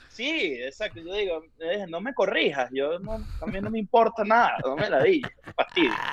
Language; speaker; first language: Spanish; native; Spanish